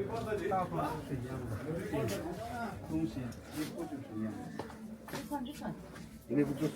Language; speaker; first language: Chinese; non-native, fluent; Tibetan